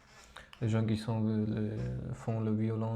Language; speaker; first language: French; non-native, fluent; Georgian